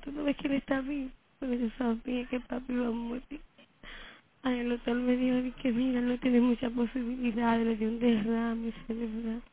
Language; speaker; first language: Spanish; native; Spanish